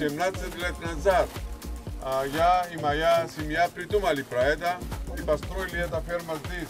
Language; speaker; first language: Russian; non-native, learner; Greek